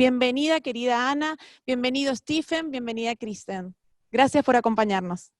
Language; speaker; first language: Spanish; native; Spanish